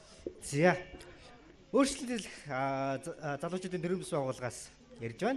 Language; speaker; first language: Mongolian; native; Mongolian